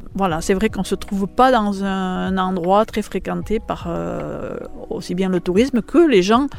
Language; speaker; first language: French; native; French